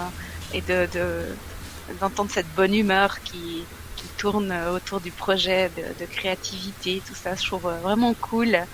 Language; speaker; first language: French; native; French